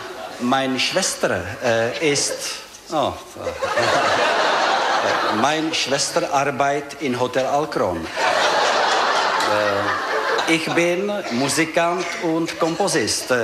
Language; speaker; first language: German; non-native, learner; Czech